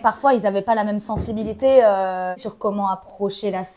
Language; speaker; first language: French; native; French